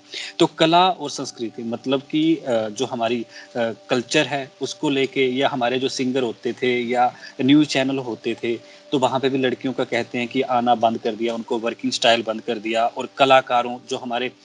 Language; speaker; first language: Hindi; native; Hindi